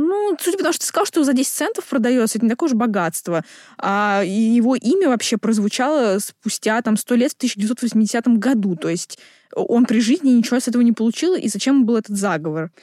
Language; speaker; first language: Russian; native; Russian